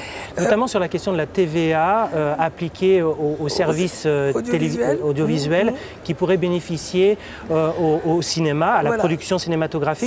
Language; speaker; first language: French; native; French